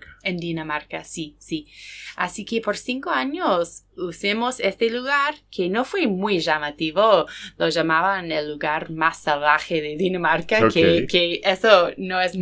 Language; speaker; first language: Spanish; non-native, fluent; English